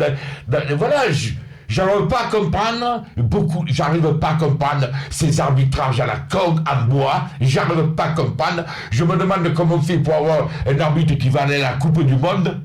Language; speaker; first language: French; native; French